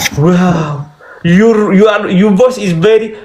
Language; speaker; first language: English; non-native, learner; Oromo